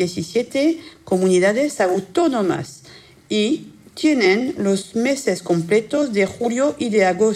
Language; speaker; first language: Spanish; non-native, fluent; French